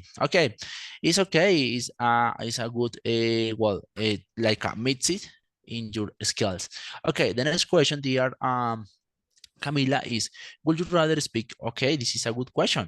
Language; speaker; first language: English; non-native, fluent; Spanish